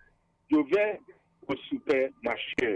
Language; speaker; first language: French; non-native, learner; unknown